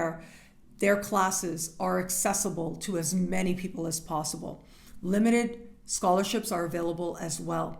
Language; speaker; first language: English; native; English